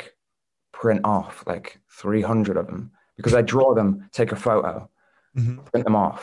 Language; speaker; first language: English; native; English